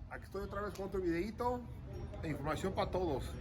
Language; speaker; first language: Spanish; early bilingual, other home language; English